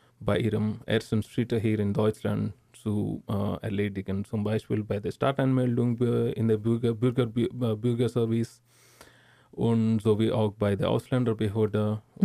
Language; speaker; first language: German; non-native, learner; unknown